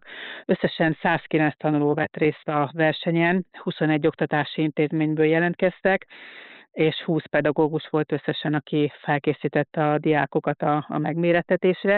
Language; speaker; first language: Hungarian; native; Hungarian